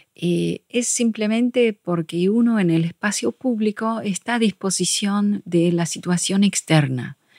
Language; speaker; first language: Spanish; non-native, fluent; English